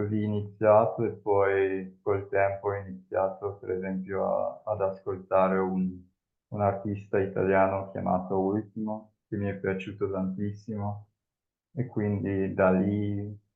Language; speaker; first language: Italian; non-native, fluent; Spanish